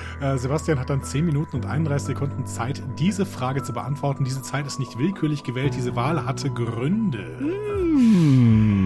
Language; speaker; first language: German; native; German